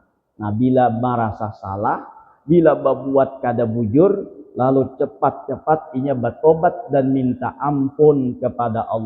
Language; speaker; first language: Indonesian; non-native, local second language; Banjar